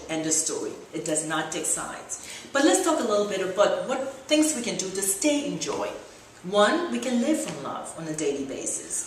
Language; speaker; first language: English; native; English